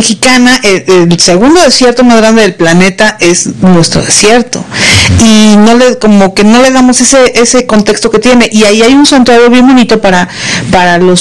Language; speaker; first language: Spanish; native; Spanish